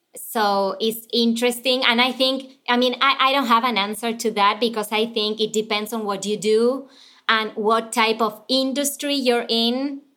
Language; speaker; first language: English; non-native, fluent; Spanish